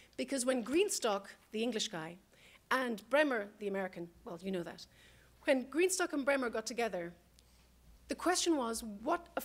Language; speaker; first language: English; native; English